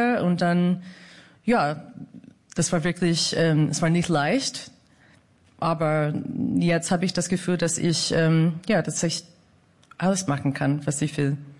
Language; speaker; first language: German; non-native, fluent; English